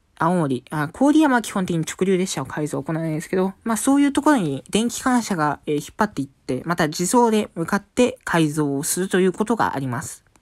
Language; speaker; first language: Japanese; native; Japanese